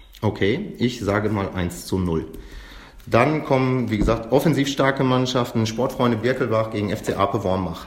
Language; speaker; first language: German; native; German